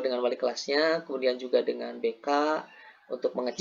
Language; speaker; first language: Indonesian; native; Indonesian